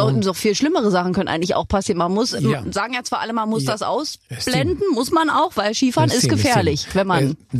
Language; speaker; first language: German; native; German